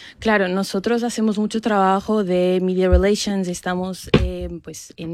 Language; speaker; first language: Spanish; non-native, fluent; Portuguese